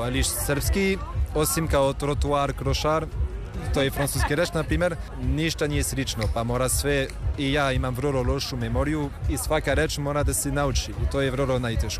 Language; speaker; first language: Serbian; non-native, fluent; French